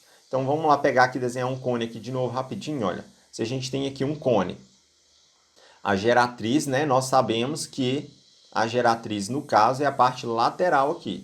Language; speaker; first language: Portuguese; native; Portuguese